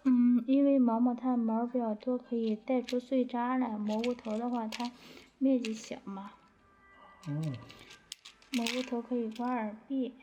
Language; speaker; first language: Chinese; native; Chinese